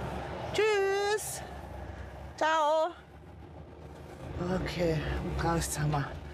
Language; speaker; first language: German; native; German